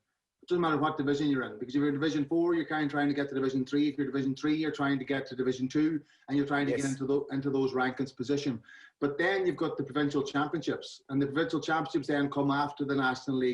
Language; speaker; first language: English; native; English